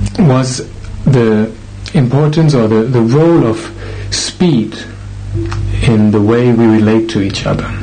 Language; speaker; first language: English; non-native, fluent; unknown